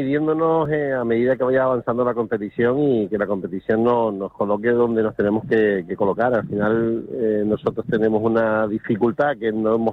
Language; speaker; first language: Spanish; native; Spanish